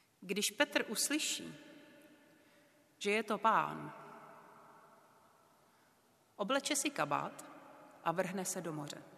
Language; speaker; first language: Czech; native; Czech